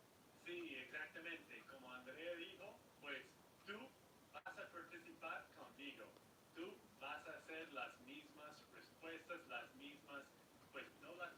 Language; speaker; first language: Spanish; non-native, learner; English